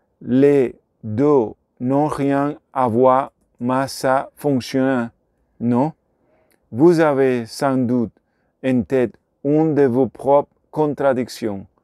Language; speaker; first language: French; non-native, learner; Spanish